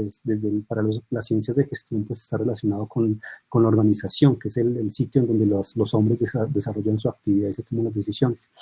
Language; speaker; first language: Spanish; native; Spanish